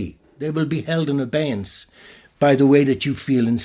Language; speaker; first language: English; native; English